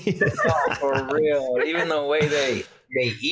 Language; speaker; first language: English; early bilingual, other home language; Spanish